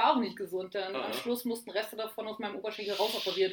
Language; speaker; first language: German; native; German